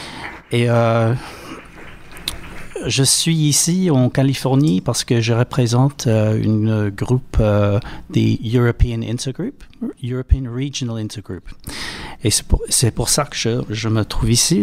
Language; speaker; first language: French; non-native, fluent; English